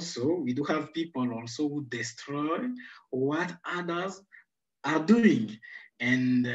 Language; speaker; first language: English; non-native, fluent; Sango